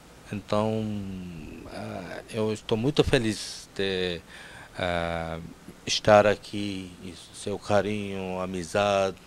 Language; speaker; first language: Portuguese; non-native, fluent; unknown